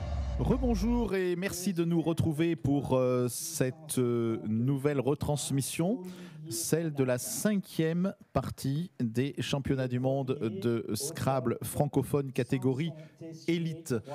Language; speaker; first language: French; native; French